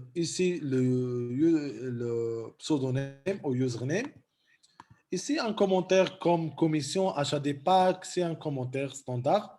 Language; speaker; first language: French; non-native, local second language; Arabic